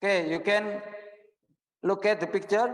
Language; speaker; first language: English; non-native, learner; Indonesian